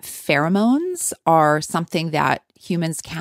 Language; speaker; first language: English; native; English